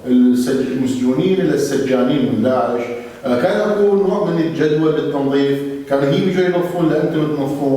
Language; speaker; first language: Arabic; native; Arabic